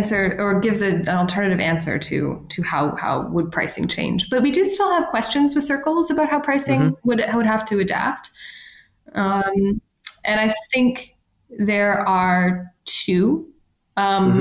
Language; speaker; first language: English; native; English